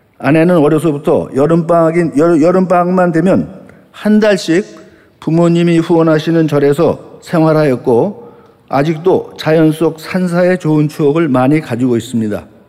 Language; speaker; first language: Korean; native; Korean